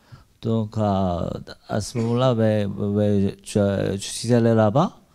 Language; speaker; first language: French; non-native, learner; Korean